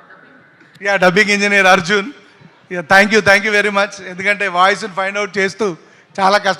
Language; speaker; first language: Telugu; native; Telugu